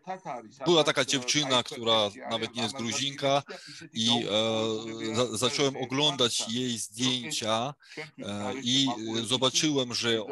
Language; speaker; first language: Polish; non-native, fluent; Georgian